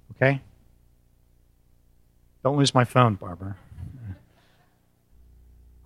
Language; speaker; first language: English; native; English